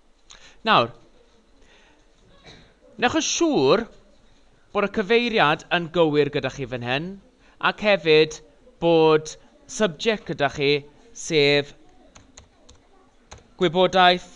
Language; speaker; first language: Welsh; non-native, local second language; English